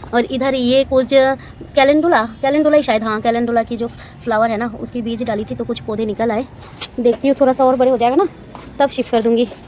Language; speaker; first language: Hindi; non-native, local second language; Bangla